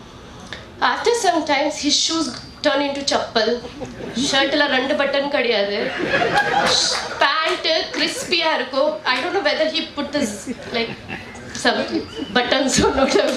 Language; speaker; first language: Tamil; non-native, learner; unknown